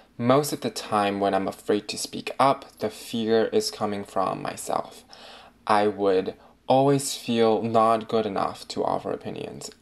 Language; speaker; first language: English; non-native, fluent; Chinese